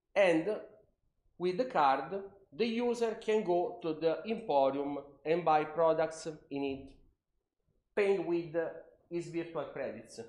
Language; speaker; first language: English; non-native, learner; Italian